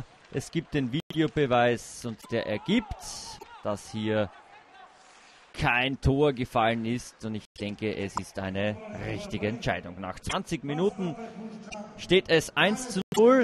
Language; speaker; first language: German; native; German